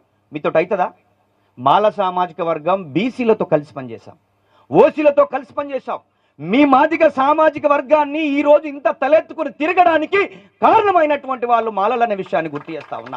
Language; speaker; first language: Telugu; native; Telugu